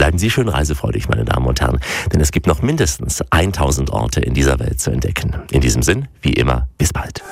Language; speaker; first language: German; native; German